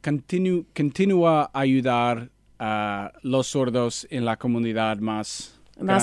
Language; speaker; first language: Spanish; non-native, learner; English